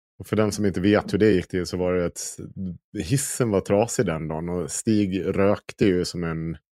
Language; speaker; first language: Swedish; native; Swedish